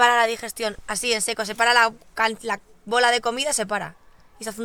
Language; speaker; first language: Spanish; native; Spanish